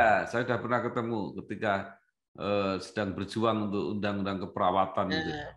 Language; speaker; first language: Indonesian; native; Indonesian